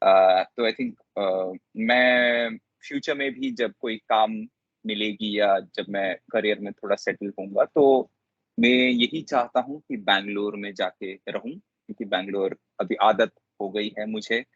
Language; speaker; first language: Hindi; non-native, local second language; Telugu